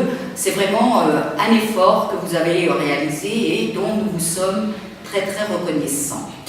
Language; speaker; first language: French; non-native, fluent; Spanish